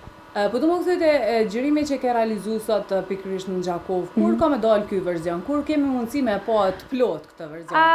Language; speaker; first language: Albanian; native; Albanian